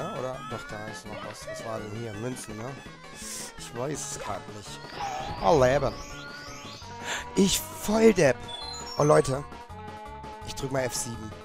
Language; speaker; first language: German; native; German